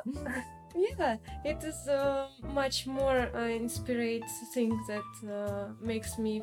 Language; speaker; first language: English; non-native, learner; Russian